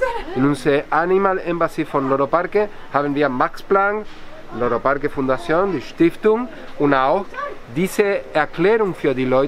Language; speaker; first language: German; non-native, fluent; Spanish